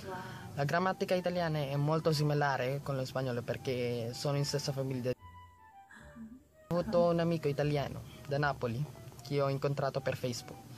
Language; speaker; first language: Italian; non-native, learner; Filipino